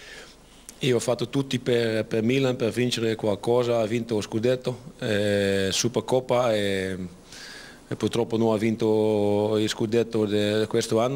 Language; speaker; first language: Italian; non-native, learner; Dutch